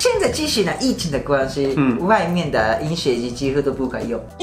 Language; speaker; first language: Chinese; non-native, fluent; Japanese